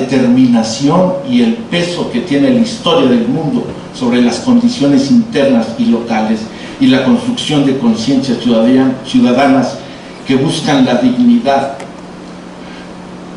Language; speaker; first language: Spanish; native; Spanish